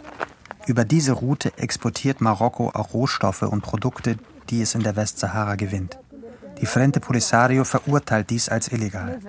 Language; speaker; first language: German; native; German